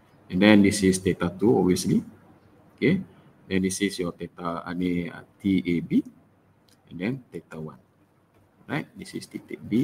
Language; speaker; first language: English; non-native, local second language; Malay